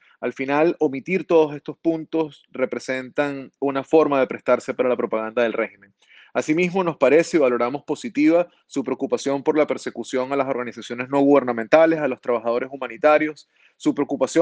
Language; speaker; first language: Spanish; native; Spanish